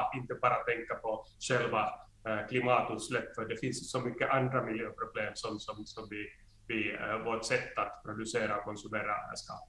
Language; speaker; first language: Swedish; non-native, fluent; Finnish